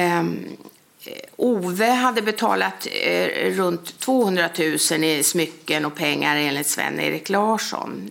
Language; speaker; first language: Swedish; native; Swedish